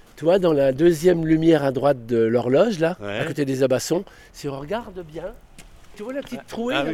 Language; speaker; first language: French; native; French